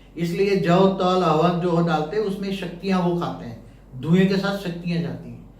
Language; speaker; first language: Hindi; non-native, local second language; Gujarati